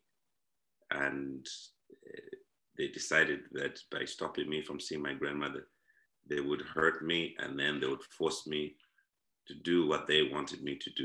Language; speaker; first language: English; non-native, local second language; Shona